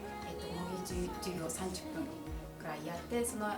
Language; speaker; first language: Japanese; non-native, fluent; Mongolian